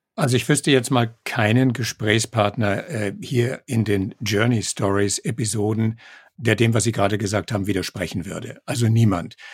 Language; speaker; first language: German; native; German